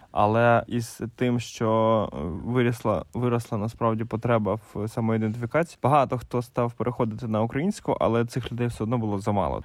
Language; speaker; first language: Ukrainian; non-native, local second language; Russian